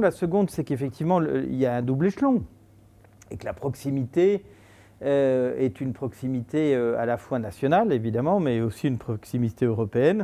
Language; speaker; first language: French; native; French